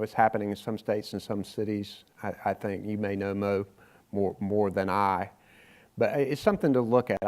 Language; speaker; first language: English; native; English